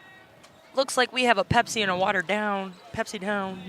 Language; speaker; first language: English; native; English